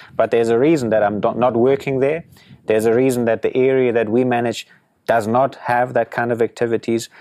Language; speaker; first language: English; non-native, fluent; German